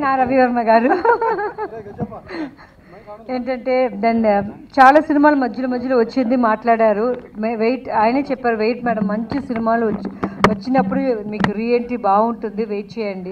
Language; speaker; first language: Telugu; non-native, fluent; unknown